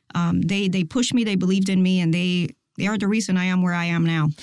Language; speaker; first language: English; non-native, fluent; Spanish